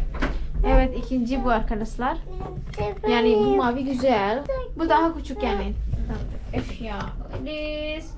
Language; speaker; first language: Turkish; non-native, learner; Indonesian